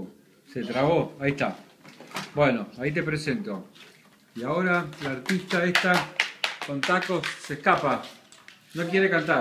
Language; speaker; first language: Spanish; native; Spanish